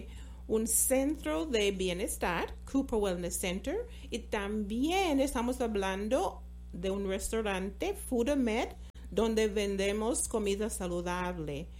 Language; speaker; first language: Spanish; non-native, fluent; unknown